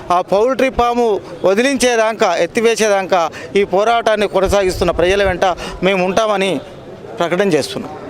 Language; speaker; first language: Telugu; native; Telugu